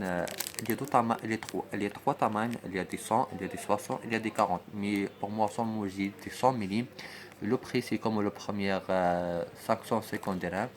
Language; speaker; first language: French; non-native, learner; Arabic